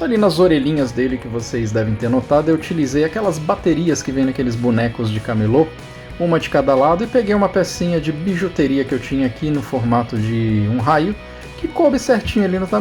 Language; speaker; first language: Portuguese; native; Portuguese